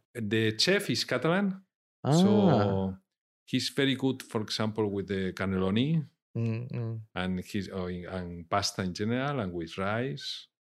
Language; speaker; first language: English; non-native, fluent; Spanish